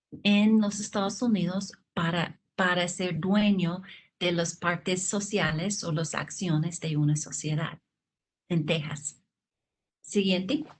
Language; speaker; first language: Spanish; non-native, fluent; English